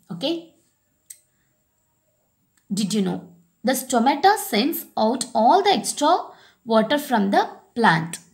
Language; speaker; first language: English; non-native, local second language; Tamil